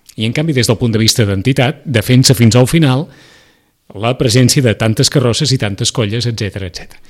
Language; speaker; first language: Catalan; native; Catalan